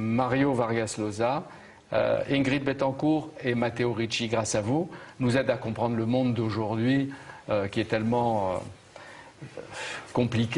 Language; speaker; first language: French; native; French